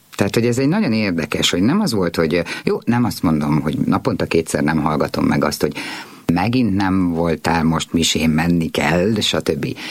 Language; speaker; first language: Hungarian; native; Hungarian